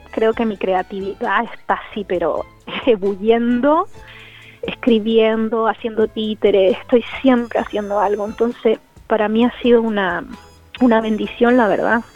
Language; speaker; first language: Spanish; native; Spanish